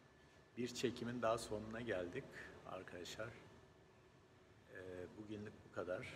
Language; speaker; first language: Turkish; native; Turkish